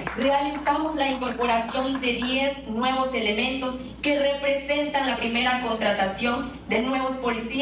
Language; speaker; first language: Spanish; native; Spanish